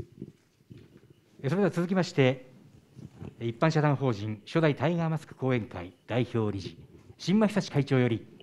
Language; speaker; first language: Japanese; native; Japanese